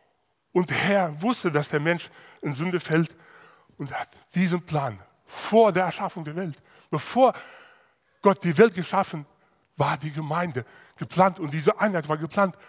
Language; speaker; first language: German; non-native, fluent; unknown